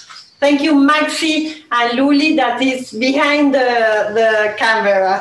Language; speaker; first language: English; non-native, learner; Spanish